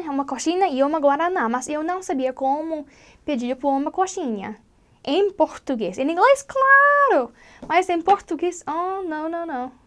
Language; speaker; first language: Portuguese; non-native, learner; English